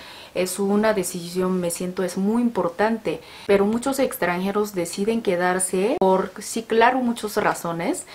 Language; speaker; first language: Spanish; non-native, learner; Korean